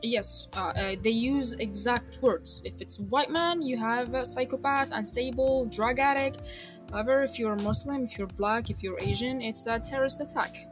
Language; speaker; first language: English; non-native, fluent; Arabic